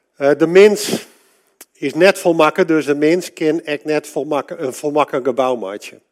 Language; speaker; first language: Dutch; native; Dutch